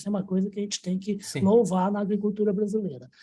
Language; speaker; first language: Portuguese; native; Portuguese